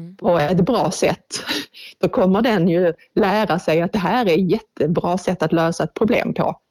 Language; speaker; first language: Swedish; native; Swedish